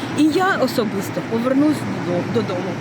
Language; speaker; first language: Ukrainian; non-native, local second language; Russian